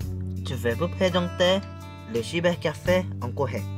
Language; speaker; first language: French; non-native, learner; Korean